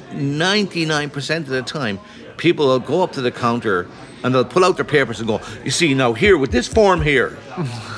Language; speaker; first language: English; native; English